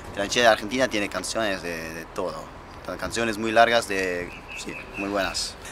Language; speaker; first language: Spanish; non-native, learner; German